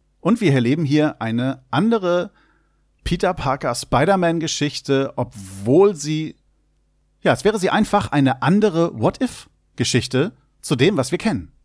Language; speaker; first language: German; native; German